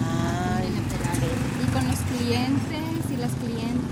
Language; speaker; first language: Spanish; native; Spanish